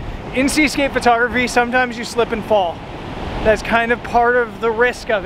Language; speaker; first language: English; native; English